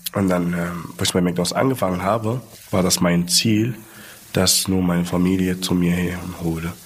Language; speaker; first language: German; non-native, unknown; Arabic